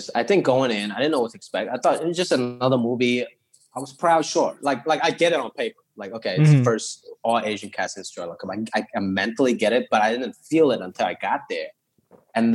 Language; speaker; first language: English; early bilingual, other home language; Cantonese